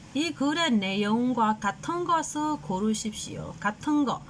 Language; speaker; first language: Korean; non-native, fluent; Burmese